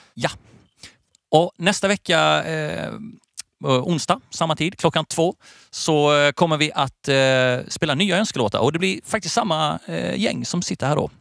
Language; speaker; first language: Swedish; native; Swedish